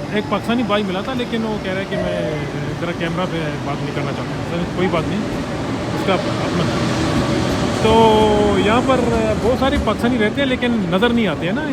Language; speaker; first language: Urdu; native; Urdu